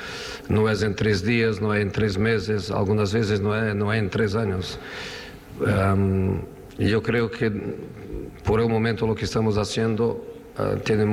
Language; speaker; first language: Spanish; non-native, fluent; Italian